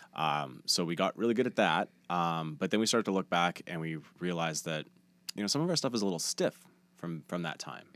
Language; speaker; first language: English; native; English